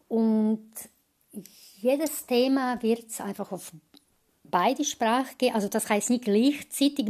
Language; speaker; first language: German; non-native, fluent; Croatian